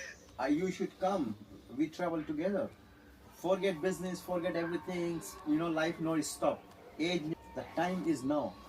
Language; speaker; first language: English; non-native, learner; Hindi